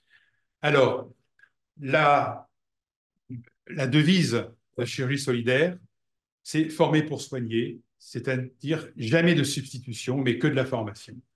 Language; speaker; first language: French; native; French